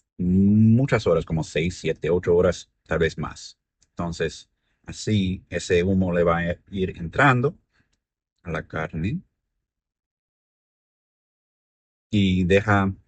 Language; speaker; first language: Spanish; early bilingual, heritage; Spanish